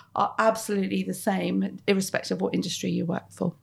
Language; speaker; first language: English; native; English